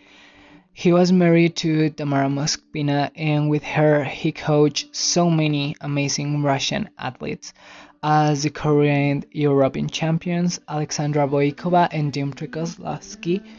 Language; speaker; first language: English; non-native, fluent; Spanish